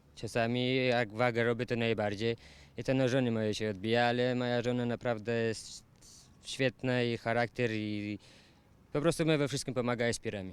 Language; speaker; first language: Polish; non-native, learner; Russian